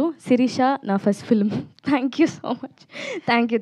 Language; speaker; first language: Telugu; non-native, learner; Tamil